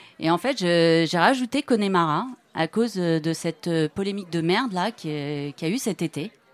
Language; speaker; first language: French; native; French